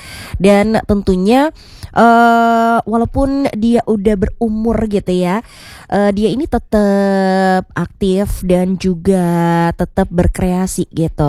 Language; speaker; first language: Indonesian; native; Indonesian